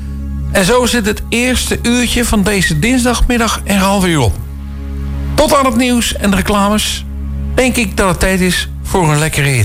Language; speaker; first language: Dutch; native; Dutch